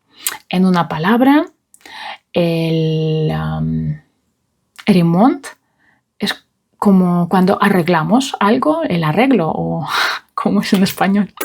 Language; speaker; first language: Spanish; non-native, fluent; Russian